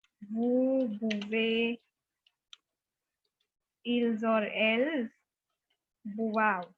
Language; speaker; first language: French; non-native, fluent; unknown